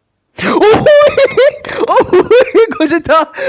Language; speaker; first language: French; native; French